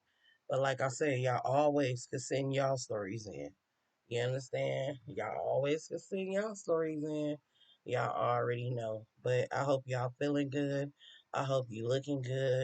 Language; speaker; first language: English; native; English